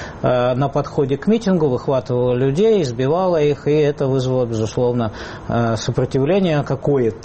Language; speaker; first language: Russian; native; Russian